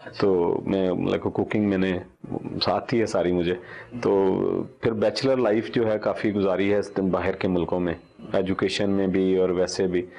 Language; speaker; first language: Urdu; non-native, local second language; Punjabi